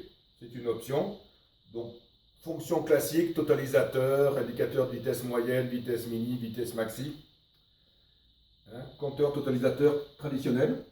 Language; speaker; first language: French; native; French